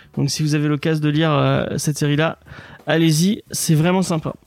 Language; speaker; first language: French; early bilingual, other home language; English